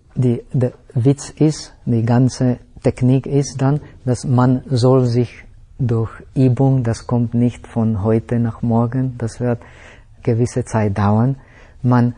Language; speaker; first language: German; non-native, fluent; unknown